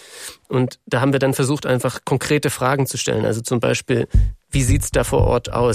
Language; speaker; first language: German; native; German